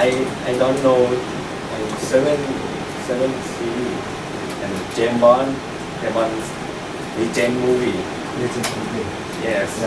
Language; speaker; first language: English; non-native, learner; Thai